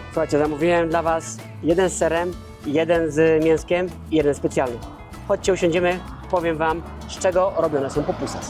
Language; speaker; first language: Polish; native; Polish